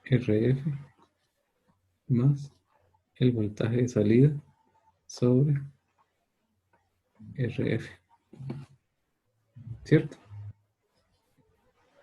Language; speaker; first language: Spanish; native; Spanish